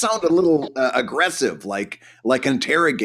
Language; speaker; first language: English; native; English